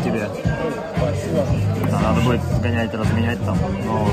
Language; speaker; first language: Russian; native; Russian